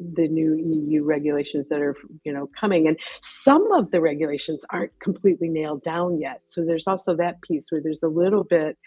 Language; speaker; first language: English; native; English